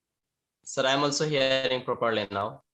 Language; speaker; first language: English; non-native, local second language; Bangla